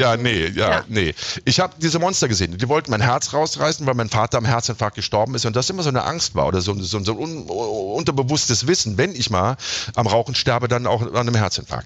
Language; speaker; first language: German; native; German